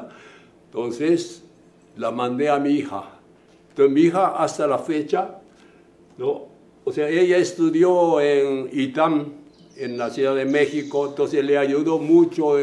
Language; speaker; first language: Spanish; non-native, fluent; Japanese